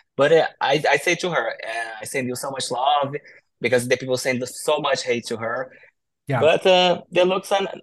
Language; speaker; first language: English; non-native, learner; Portuguese